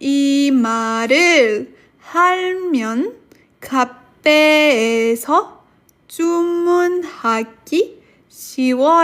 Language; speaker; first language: Korean; non-native, learner; French